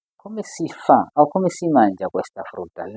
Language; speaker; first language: Italian; non-native, fluent; Swahili